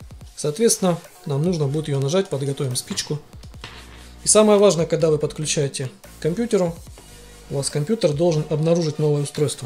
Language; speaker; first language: Russian; native; Russian